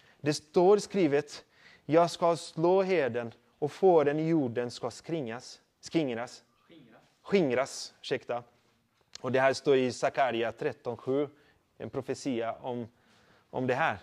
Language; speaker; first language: Swedish; non-native, fluent; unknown